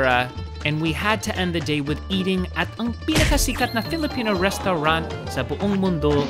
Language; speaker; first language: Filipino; non-native, fluent; English